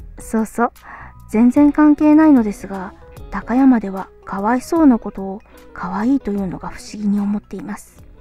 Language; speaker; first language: Japanese; native; Japanese